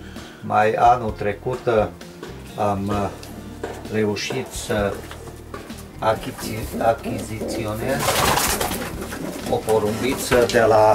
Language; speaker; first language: Romanian; non-native, local second language; Hungarian